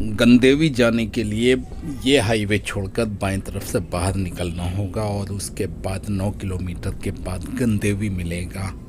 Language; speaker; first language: Hindi; native; Hindi